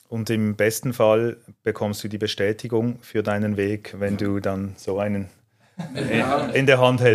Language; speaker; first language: German; native; German